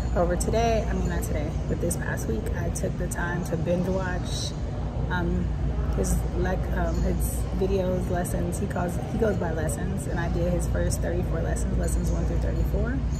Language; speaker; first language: English; native; English